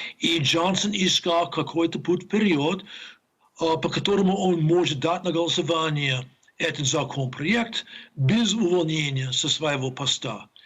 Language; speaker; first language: Russian; non-native, fluent; English